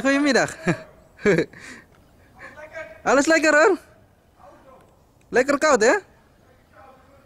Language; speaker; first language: Dutch; non-native, learner; Indonesian